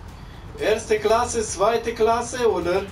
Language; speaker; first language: German; non-native, learner; Romanian